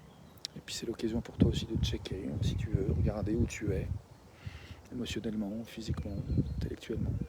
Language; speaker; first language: French; native; French